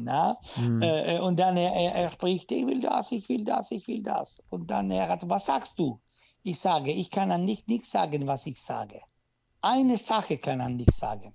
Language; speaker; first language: German; non-native, local second language; Italian